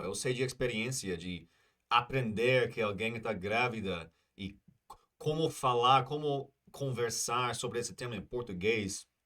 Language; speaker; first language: Portuguese; non-native, fluent; English